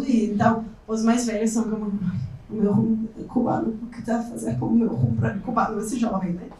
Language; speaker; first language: Portuguese; non-native, fluent; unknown